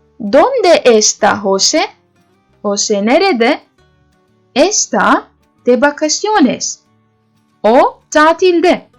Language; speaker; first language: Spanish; non-native, learner; Turkish